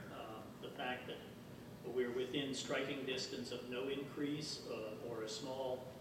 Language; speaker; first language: English; native; English